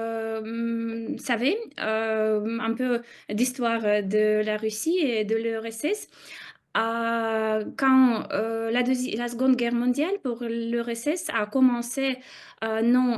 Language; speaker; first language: French; non-native, fluent; Russian